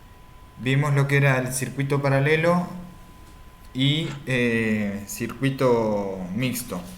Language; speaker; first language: Spanish; native; Spanish